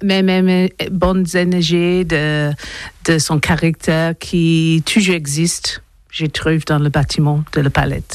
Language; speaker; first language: French; non-native, learner; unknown